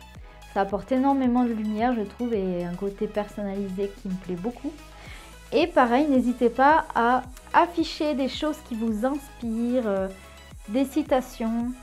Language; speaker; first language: French; native; French